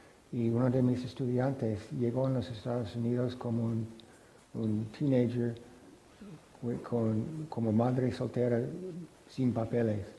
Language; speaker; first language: Spanish; non-native, fluent; English